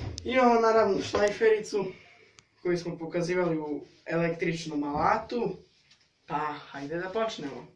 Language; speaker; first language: Serbian; native; Serbian